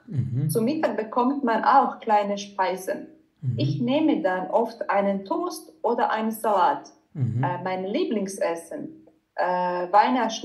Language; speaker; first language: German; non-native, learner; Croatian